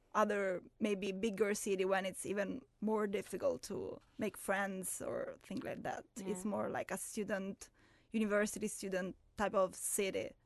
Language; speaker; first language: English; non-native, fluent; Italian